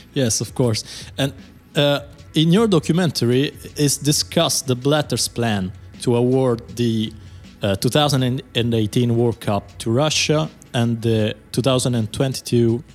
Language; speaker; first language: English; non-native, fluent; Italian